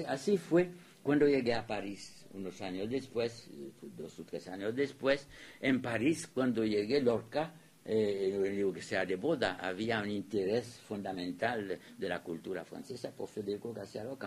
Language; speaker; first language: Spanish; non-native, fluent; French